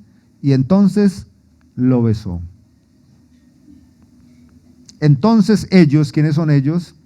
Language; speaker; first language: Spanish; native; Spanish